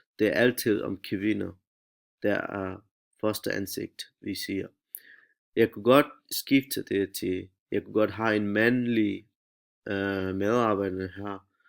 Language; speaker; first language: Danish; non-native, learner; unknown